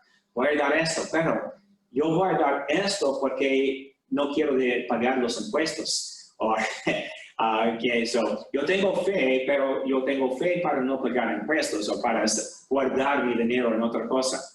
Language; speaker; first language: Spanish; non-native, fluent; English